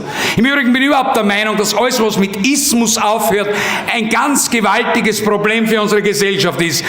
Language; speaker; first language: German; native; German